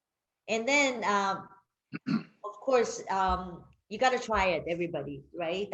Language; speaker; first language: English; non-native, fluent; Chinese